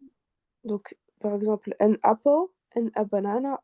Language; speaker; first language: English; non-native, fluent; French